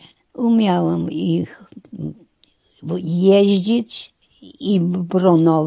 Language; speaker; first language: Polish; non-native, local second language; German